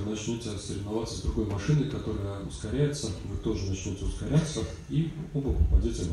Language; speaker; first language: Russian; native; Russian